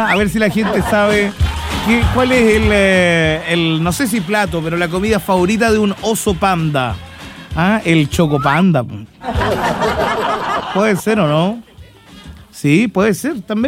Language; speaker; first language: Spanish; native; Spanish